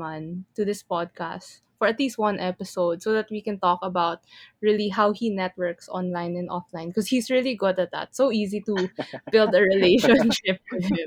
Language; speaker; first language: English; non-native, local second language; Filipino